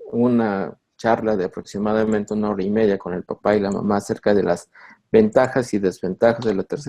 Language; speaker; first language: Spanish; native; Spanish